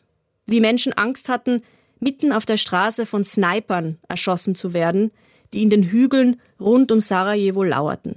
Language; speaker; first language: German; native; German